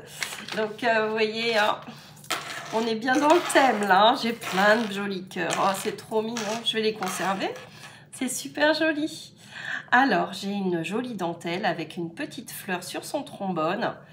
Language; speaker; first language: French; native; French